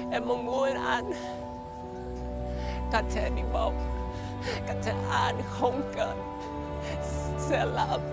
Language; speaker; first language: Vietnamese; early bilingual, heritage; English